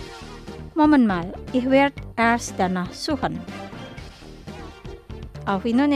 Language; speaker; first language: German; non-native, fluent; Indonesian